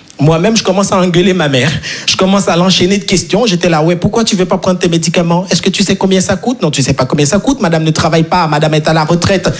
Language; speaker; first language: French; non-native, local second language; Haitian Creole